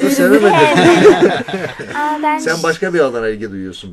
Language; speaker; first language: Turkish; native; Turkish